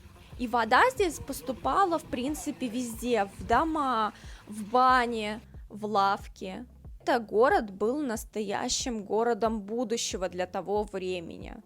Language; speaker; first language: Russian; native; Russian